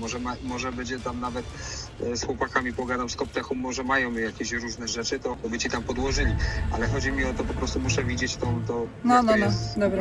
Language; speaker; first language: Polish; native; Polish